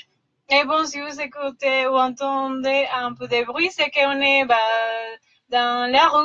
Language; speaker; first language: French; non-native, fluent; Spanish